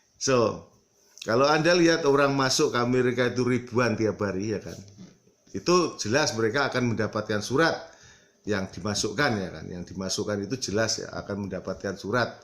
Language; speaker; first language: Indonesian; early bilingual, heritage; Indonesian